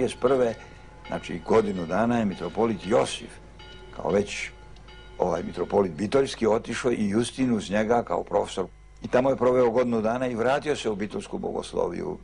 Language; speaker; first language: Bosnian; native; Bosnian